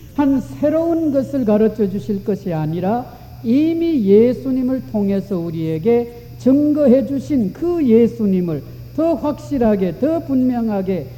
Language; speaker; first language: Korean; native; Korean